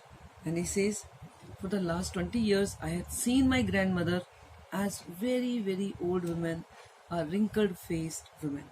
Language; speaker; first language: English; non-native, local second language; Hindi